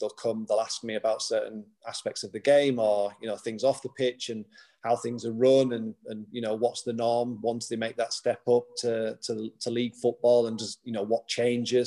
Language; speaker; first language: English; native; English